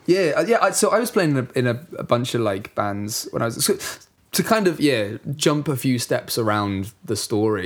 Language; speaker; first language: English; native; English